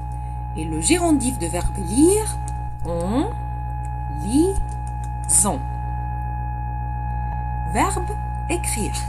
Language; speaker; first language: French; non-native, fluent; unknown